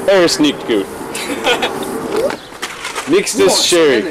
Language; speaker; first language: German; non-native, learner; English